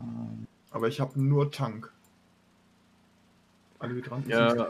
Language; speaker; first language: German; native; German